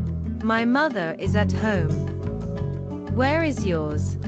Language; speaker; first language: English; non-native, learner; Spanish